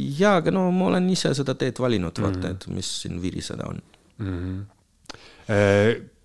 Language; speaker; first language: Estonian; non-native, local second language; Russian